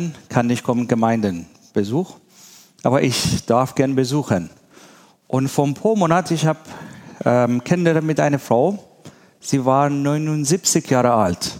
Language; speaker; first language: German; non-native, learner; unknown